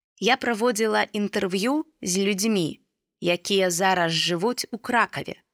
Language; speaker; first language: Belarusian; non-native, local second language; Russian